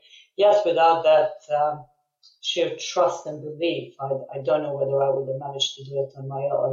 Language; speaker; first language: English; non-native, fluent; Serbian